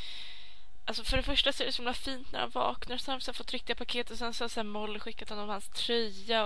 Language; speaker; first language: Swedish; native; Swedish